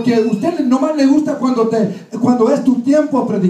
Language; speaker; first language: Spanish; early bilingual, heritage; Spanish